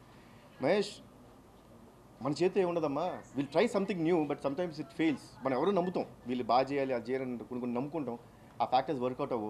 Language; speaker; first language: Telugu; native; Telugu